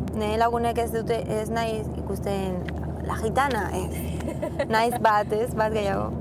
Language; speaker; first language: Basque; non-native, local second language; Spanish